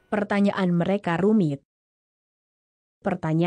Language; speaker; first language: Indonesian; non-native, learner; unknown